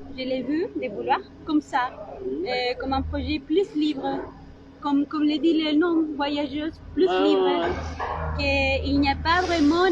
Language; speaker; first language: French; non-native, learner; Spanish